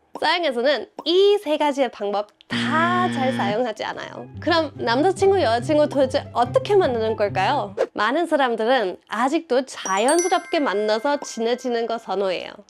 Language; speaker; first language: Korean; non-native, fluent; German